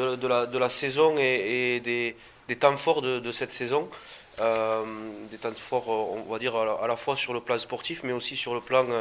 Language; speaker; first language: French; native; French